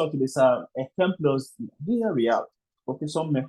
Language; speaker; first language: Spanish; non-native, fluent; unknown